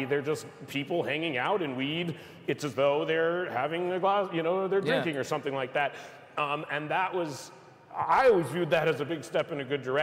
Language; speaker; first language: English; native; English